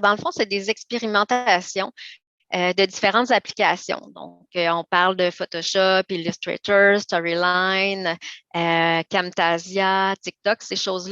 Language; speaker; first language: French; native; French